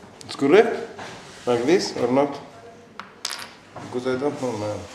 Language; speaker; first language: English; non-native, learner; Arabic